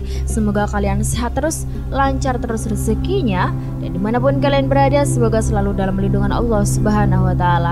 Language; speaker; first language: Indonesian; native; Indonesian